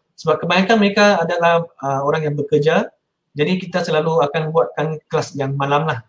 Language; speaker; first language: Malay; non-native, local second language; Min Nan Chinese